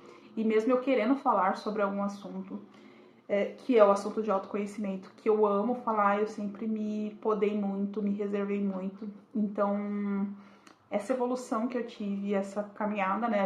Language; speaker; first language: Portuguese; native; Portuguese